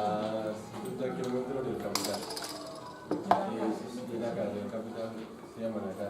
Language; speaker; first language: Spanish; non-native, fluent; Fula